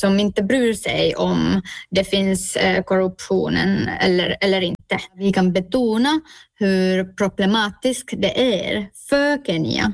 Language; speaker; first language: Swedish; non-native, fluent; Finnish